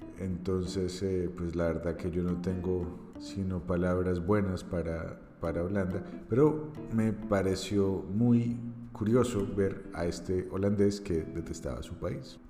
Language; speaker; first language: Spanish; native; Spanish